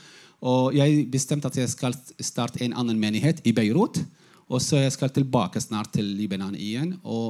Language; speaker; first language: Norwegian; non-native, fluent; Arabic